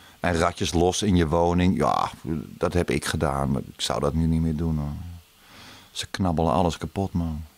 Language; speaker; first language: Dutch; native; Dutch